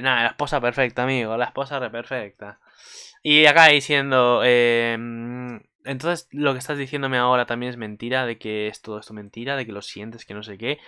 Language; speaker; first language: Spanish; native; Spanish